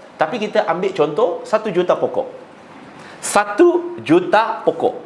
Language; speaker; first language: Malay; non-native, local second language; Chinese